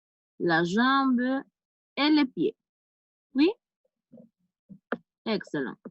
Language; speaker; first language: French; non-native, fluent; Spanish